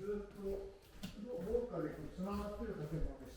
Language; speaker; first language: Japanese; native; Japanese